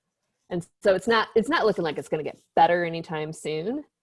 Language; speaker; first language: English; native; English